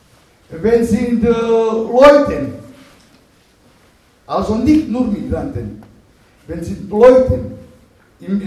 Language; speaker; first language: German; non-native, learner; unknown